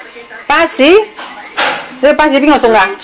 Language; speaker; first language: Cantonese; native; Cantonese